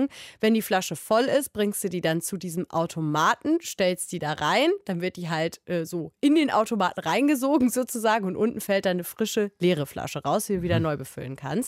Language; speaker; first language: German; native; German